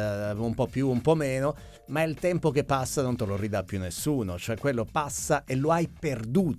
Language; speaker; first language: Italian; native; Italian